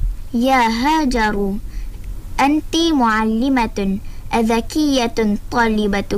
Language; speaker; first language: Arabic; non-native, learner; Malay